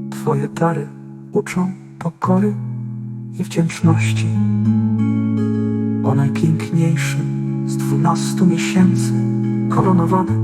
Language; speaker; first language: Polish; native; Polish